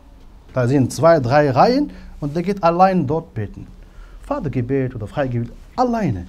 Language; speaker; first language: German; non-native, fluent; Arabic